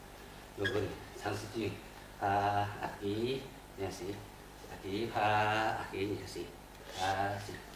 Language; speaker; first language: Spanish; non-native, learner; Chinese